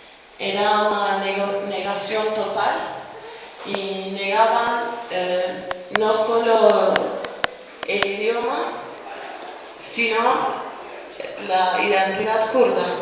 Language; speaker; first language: Spanish; non-native, fluent; Kurdish